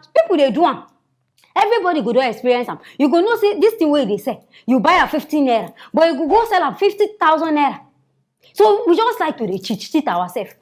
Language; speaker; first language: Nigerian Pidgin; native; Nigerian Pidgin